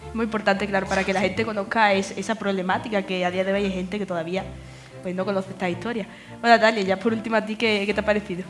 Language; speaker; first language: Spanish; native; Spanish